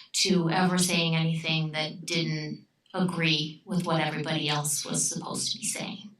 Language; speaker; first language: English; early bilingual, other home language; Romanian